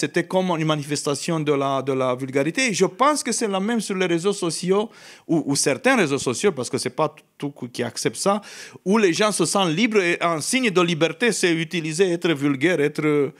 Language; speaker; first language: French; non-native, fluent; Romanian